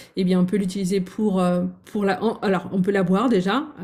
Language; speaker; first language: French; native; French